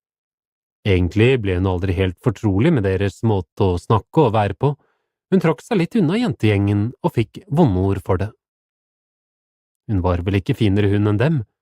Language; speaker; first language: Norwegian; native; Norwegian